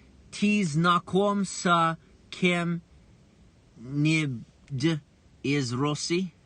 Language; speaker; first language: Russian; non-native, learner; English